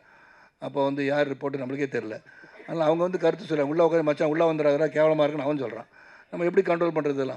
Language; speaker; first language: Tamil; native; Tamil